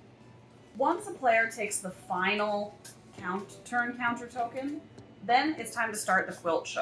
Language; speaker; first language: English; native; English